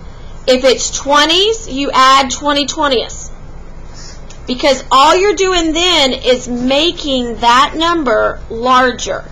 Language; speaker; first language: English; native; English